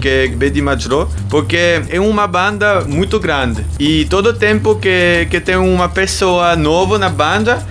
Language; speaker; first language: Portuguese; non-native, learner; German